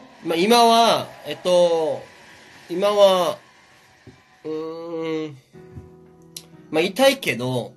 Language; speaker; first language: Japanese; non-native, fluent; Korean